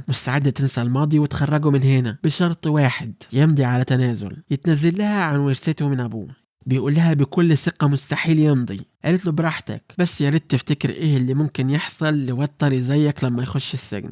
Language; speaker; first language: Arabic; native; Arabic